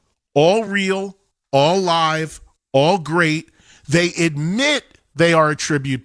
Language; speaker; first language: English; native; English